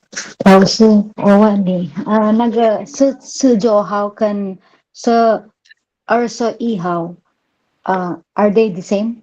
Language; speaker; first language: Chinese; non-native, learner; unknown